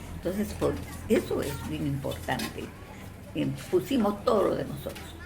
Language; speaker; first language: Spanish; non-native, local second language; Quechua